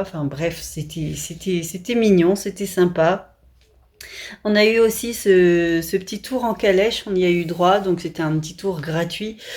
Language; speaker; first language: French; native; French